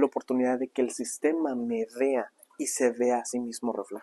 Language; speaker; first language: Spanish; native; Spanish